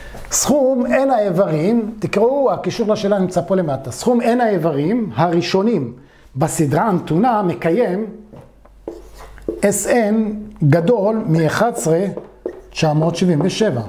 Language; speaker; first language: Hebrew; native; Hebrew